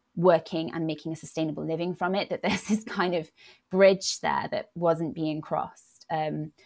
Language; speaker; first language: English; non-native, local second language; Welsh